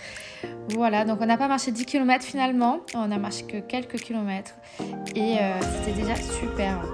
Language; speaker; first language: French; native; French